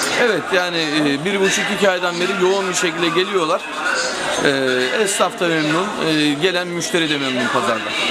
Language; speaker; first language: Turkish; native; Turkish